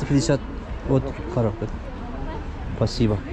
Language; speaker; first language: Russian; non-native, learner; Turkish